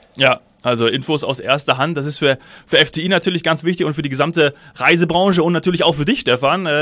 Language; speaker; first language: German; native; German